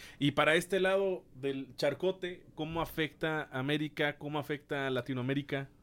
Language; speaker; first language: Spanish; native; Spanish